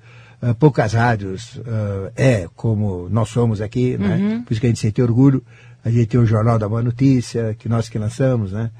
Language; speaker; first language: Portuguese; native; Portuguese